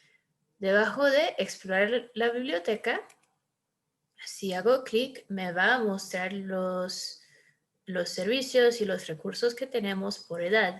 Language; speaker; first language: Spanish; early bilingual, heritage; Spanish